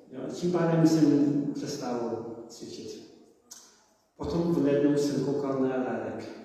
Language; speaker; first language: Czech; non-native, learner; English